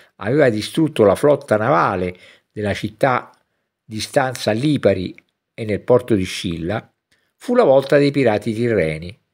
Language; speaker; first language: Italian; native; Italian